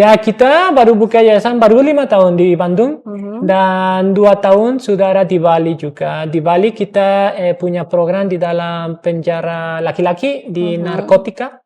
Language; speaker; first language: Indonesian; non-native, fluent; English